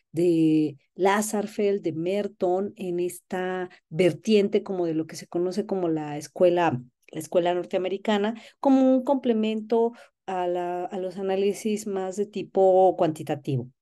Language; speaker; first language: Spanish; native; Spanish